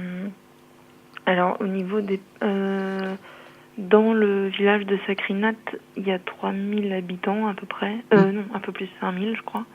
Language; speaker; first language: French; native; French